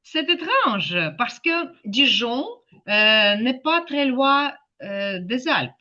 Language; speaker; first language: French; non-native, fluent; Ukrainian